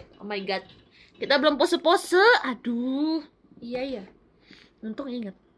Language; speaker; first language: Indonesian; native; Indonesian